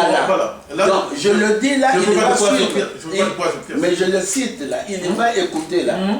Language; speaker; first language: French; non-native, local second language; Lingala